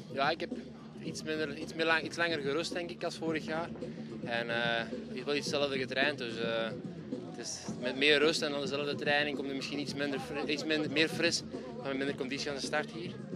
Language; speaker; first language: Dutch; native; Dutch